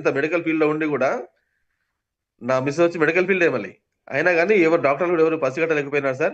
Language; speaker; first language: Telugu; native; Telugu